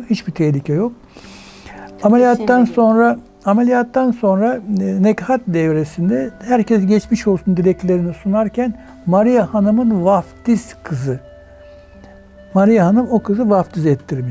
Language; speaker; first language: Turkish; native; Turkish